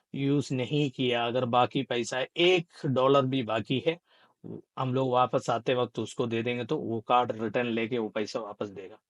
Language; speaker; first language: Hindi; non-native, local second language; Malayalam